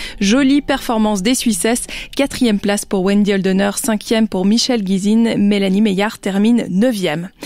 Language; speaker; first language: French; native; French